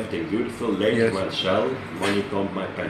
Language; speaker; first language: English; non-native, learner; Dutch